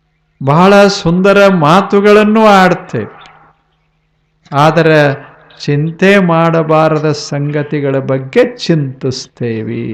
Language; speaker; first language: Kannada; native; Kannada